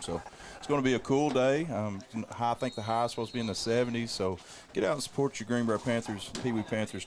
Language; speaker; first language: English; native; English